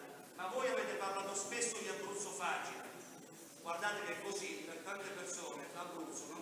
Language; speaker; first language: Italian; native; Italian